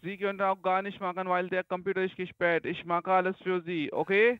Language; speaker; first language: German; non-native, learner; Hindi